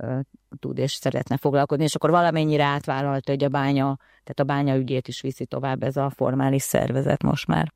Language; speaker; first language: Hungarian; native; Hungarian